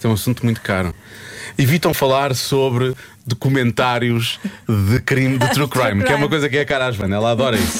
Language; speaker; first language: Portuguese; native; Portuguese